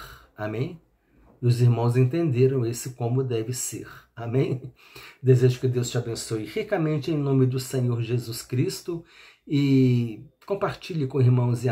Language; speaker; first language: Portuguese; native; Portuguese